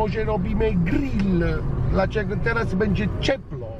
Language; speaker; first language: Polish; non-native, learner; Italian